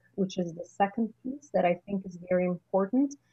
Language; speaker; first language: English; non-native, fluent; Russian